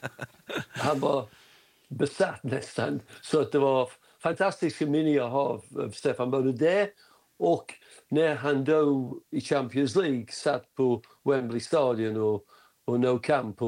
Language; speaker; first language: Swedish; non-native, fluent; English